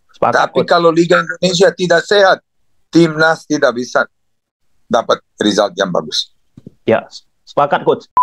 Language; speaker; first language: Indonesian; non-native, fluent; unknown